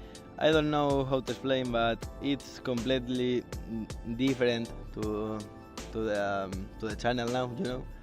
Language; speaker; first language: English; non-native, fluent; Spanish